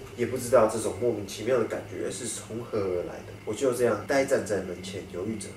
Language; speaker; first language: Chinese; native; Chinese